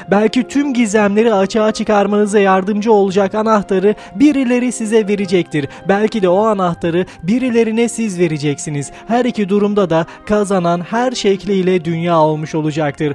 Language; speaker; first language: Turkish; native; Turkish